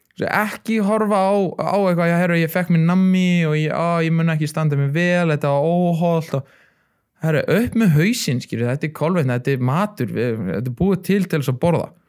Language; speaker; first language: Icelandic; early bilingual, other home language; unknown